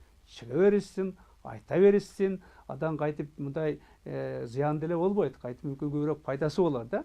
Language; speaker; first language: Kyrgyz; native; Kyrgyz